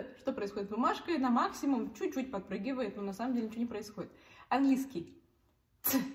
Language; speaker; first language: Russian; native; Russian